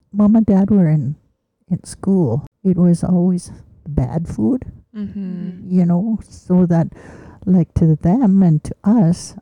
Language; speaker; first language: English; native; English